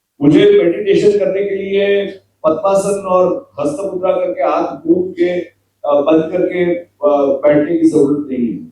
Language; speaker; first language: Hindi; non-native, local second language; Gujarati